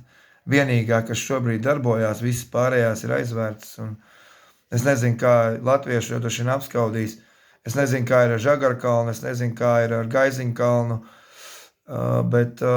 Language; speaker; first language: Latvian; native; Latvian